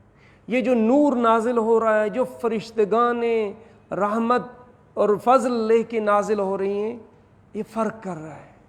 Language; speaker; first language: Urdu; native; Urdu